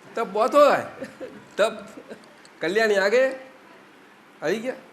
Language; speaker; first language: Hindi; non-native, local second language; Gujarati